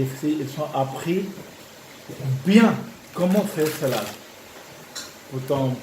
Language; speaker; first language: French; non-native, learner; Urdu